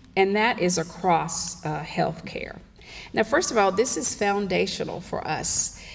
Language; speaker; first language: English; native; English